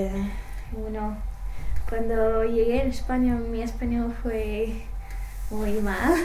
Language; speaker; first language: Spanish; non-native, learner; English